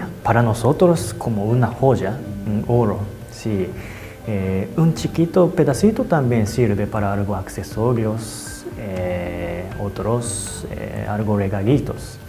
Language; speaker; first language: Spanish; non-native, learner; Japanese